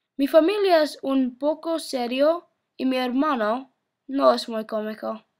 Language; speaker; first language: Spanish; non-native, learner; English